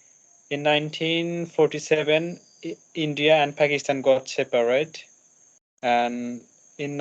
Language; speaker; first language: English; non-native, learner; Bangla